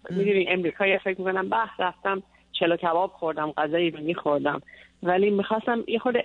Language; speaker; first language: Persian; early bilingual, heritage; Persian